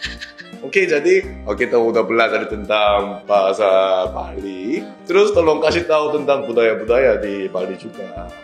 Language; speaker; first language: Indonesian; non-native, learner; Korean